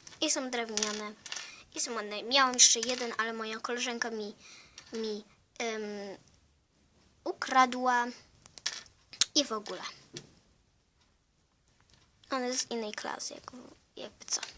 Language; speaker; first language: Polish; early bilingual, heritage; Polish